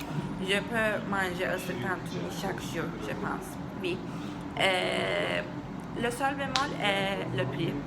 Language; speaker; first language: French; non-native, learner; Turkish